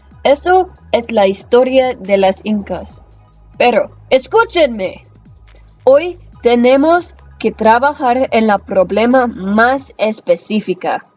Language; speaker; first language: Spanish; non-native, learner; English